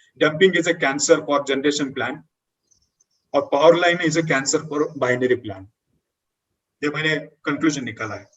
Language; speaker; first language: Hindi; non-native, local second language; Marathi